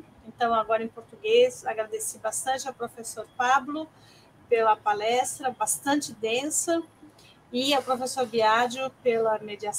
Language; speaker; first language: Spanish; non-native, learner; Portuguese